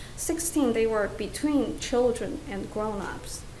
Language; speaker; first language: English; non-native, fluent; Chinese